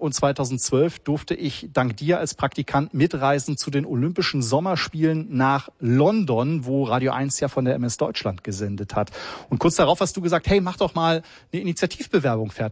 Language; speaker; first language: German; native; German